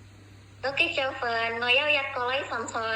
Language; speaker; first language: Cantonese; non-native, learner; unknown